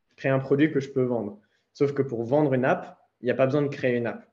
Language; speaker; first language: French; native; French